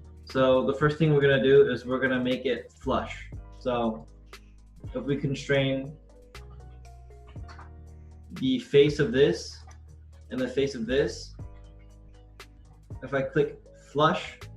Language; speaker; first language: English; native; English